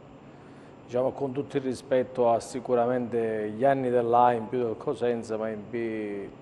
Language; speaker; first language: Italian; native; Italian